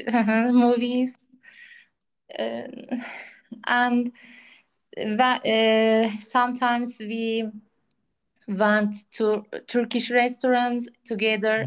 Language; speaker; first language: English; non-native, learner; Turkish